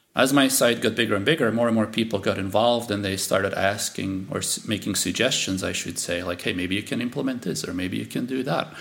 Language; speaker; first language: English; non-native, fluent; Dutch